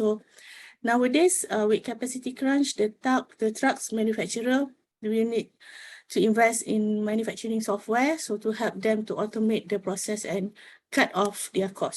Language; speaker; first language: English; non-native, local second language; Malay